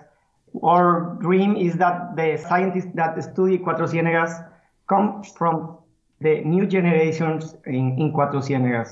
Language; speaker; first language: English; non-native, fluent; Spanish